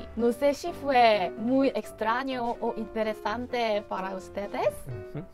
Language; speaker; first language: Spanish; non-native, learner; Korean